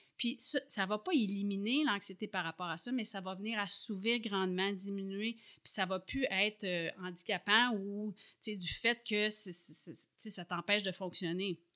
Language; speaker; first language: French; native; French